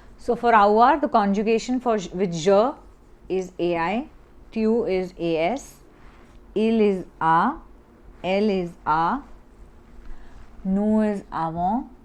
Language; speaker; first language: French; non-native, fluent; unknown